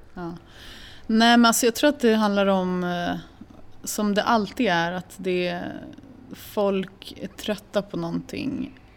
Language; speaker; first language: Swedish; early bilingual, other home language; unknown